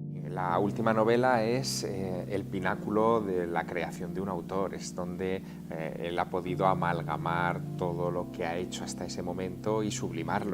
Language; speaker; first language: Spanish; native; Spanish